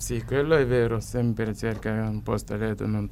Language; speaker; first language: Italian; non-native, learner; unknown